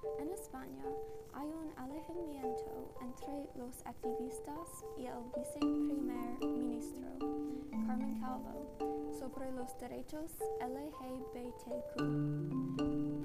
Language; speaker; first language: Spanish; non-native, learner; English